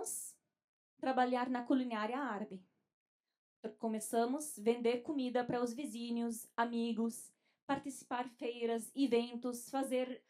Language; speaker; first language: Portuguese; non-native, fluent; Arabic